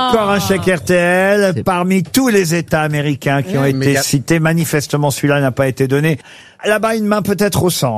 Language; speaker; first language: French; native; French